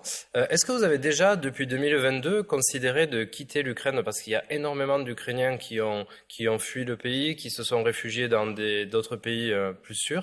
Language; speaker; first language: French; native; French